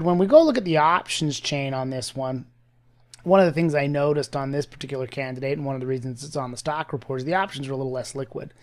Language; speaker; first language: English; native; English